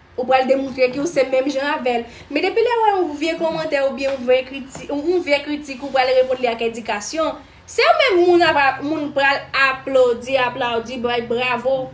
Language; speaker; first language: Haitian Creole; non-native, fluent; Portuguese